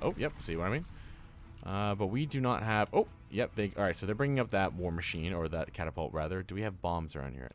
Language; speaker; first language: English; native; English